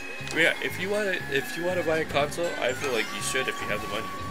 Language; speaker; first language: English; native; English